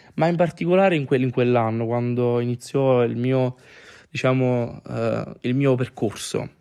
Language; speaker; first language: Italian; native; Italian